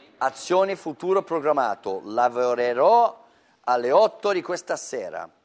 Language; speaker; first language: Italian; non-native, fluent; English